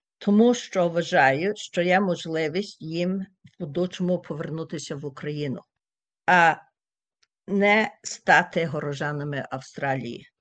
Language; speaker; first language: Ukrainian; early bilingual, heritage; Ukrainian